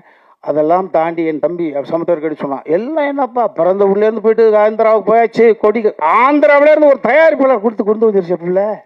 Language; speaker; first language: Tamil; native; Tamil